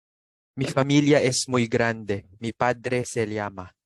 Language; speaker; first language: Spanish; non-native, learner; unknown